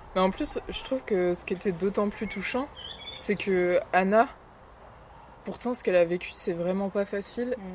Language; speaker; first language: French; native; French